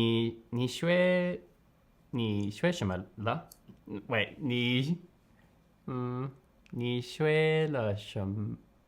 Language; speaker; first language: Chinese; non-native, learner; English